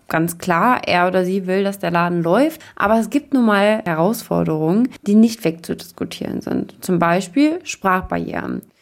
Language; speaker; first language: German; native; German